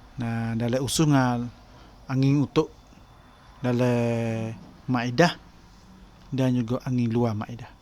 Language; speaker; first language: Malay; native; Malay